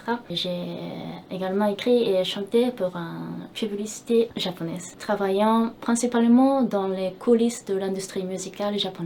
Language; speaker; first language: French; non-native, fluent; Japanese